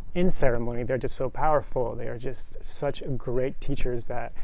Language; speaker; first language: English; native; English